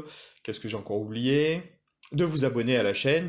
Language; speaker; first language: French; native; French